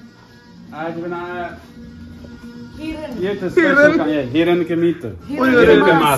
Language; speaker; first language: Hindi; non-native, learner; English